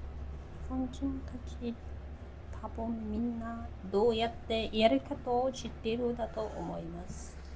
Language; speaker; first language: Japanese; non-native, fluent; Mongolian